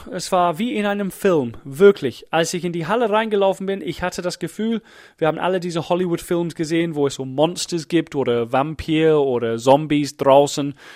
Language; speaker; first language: German; non-native, fluent; English